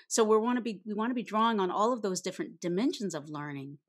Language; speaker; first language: English; native; English